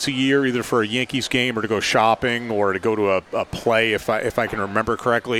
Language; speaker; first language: English; native; English